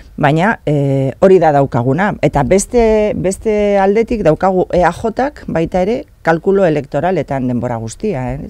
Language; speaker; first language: Basque; non-native, local second language; Spanish